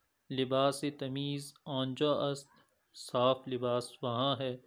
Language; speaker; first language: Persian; non-native, fluent; Urdu